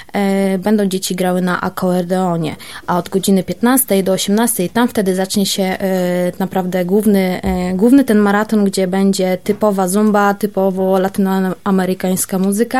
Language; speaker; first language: Polish; native; Polish